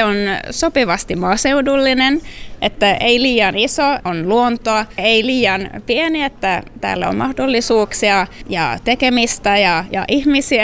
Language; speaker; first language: Finnish; non-native, local second language; Swedish